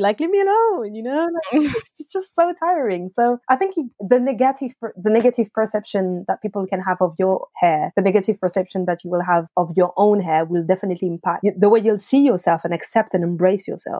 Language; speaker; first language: English; non-native, fluent; French